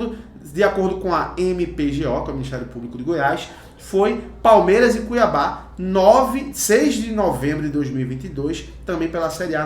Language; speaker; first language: Portuguese; native; Portuguese